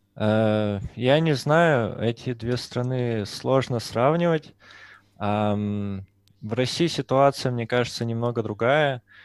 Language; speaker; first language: Russian; native; Russian